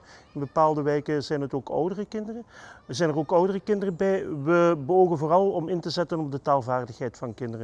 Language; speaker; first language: Dutch; native; Dutch